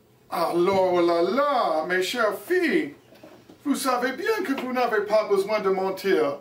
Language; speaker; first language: French; non-native, learner; English